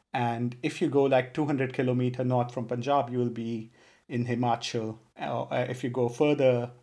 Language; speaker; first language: English; non-native, local second language; Punjabi